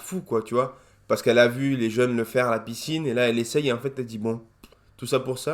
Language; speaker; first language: French; native; French